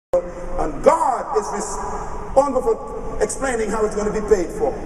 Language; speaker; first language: English; native; English